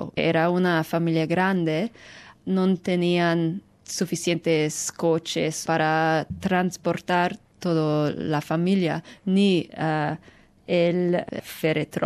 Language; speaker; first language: Spanish; non-native, fluent; English